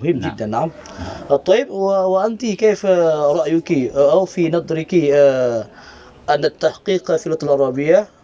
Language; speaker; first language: Arabic; non-native, fluent; Indonesian